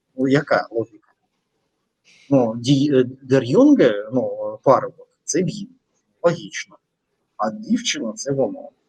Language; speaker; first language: Ukrainian; non-native, local second language; Russian